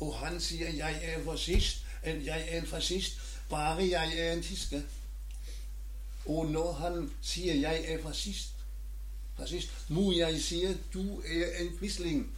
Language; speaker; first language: Danish; non-native, learner; German